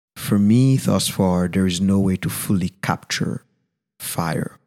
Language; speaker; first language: English; non-native, fluent; Haitian Creole